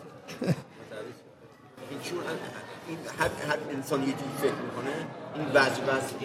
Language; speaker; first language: Persian; native; Persian